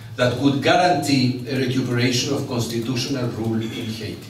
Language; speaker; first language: English; non-native, fluent; Spanish